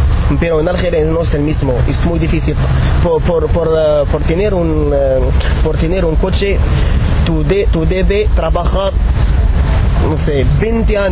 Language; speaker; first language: Spanish; non-native, learner; Arabic